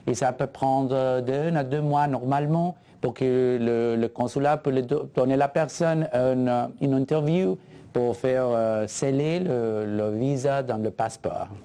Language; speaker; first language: French; non-native, fluent; Spanish